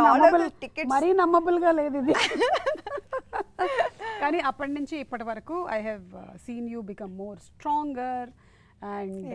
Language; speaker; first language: Telugu; native; Telugu